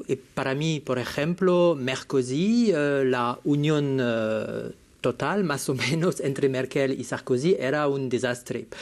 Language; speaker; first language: Spanish; non-native, fluent; French